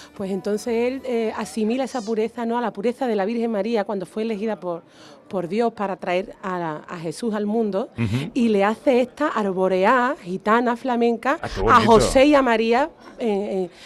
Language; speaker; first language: Spanish; native; Spanish